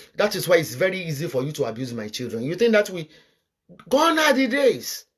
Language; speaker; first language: English; non-native, local second language; Yoruba